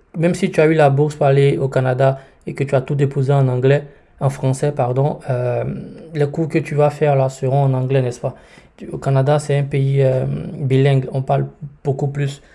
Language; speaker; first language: French; native; French